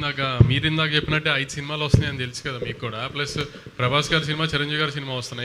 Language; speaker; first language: Telugu; native; Telugu